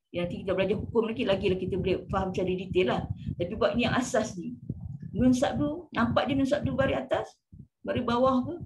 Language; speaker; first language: Malay; native; Malay